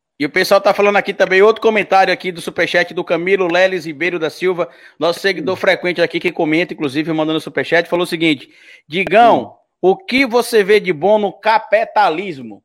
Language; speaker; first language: Portuguese; native; Portuguese